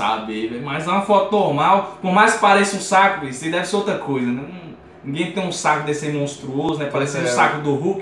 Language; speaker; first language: Portuguese; native; Portuguese